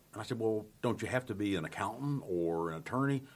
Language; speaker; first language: English; native; English